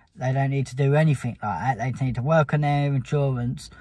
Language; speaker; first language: English; native; English